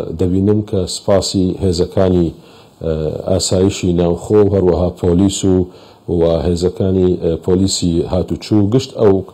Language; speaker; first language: Central Kurdish; non-native, local second language; Assyrian Neo-Aramaic